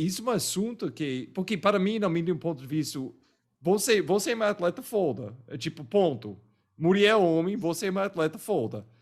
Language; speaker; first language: Portuguese; non-native, fluent; English